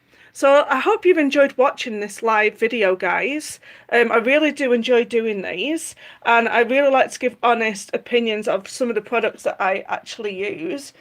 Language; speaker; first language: English; native; English